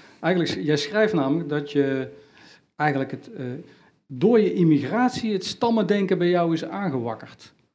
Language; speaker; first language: Dutch; native; Dutch